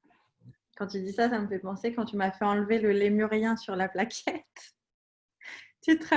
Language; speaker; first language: French; native; French